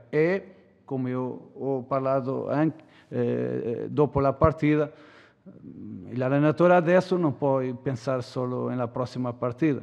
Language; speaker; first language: Italian; non-native, learner; Portuguese